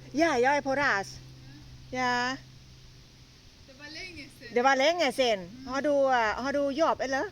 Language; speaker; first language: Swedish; non-native, learner; Thai